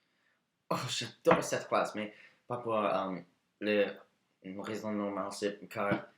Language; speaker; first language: French; non-native, learner; English